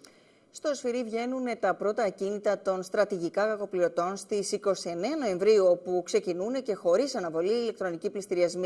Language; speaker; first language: Greek; native; Greek